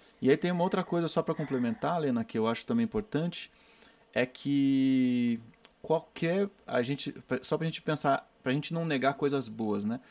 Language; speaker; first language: Portuguese; native; Portuguese